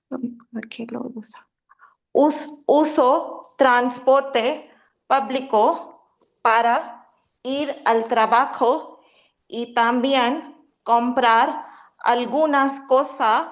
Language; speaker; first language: Spanish; non-native, learner; Urdu